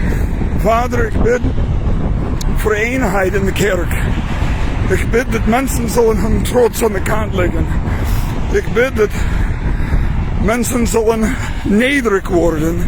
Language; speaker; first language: Dutch; non-native, fluent; English